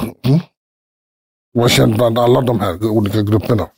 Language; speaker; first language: Swedish; early bilingual, other home language; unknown